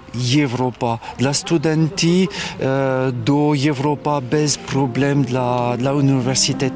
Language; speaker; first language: Ukrainian; non-native, learner; French